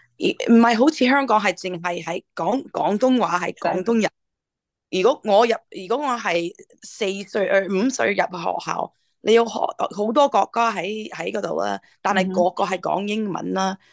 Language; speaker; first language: Cantonese; early bilingual, heritage; English